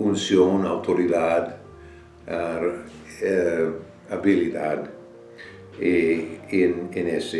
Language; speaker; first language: Spanish; non-native, fluent; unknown